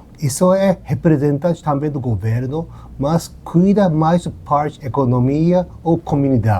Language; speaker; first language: Portuguese; non-native, learner; Japanese